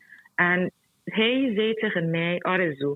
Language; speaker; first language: Dutch; non-native, fluent; Persian